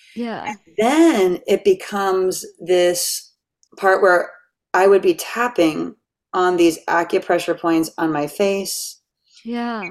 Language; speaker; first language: English; native; English